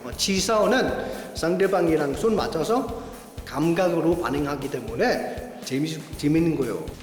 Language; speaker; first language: Korean; non-native, learner; Danish